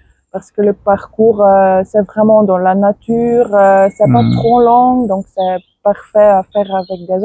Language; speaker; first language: French; non-native, fluent; Dutch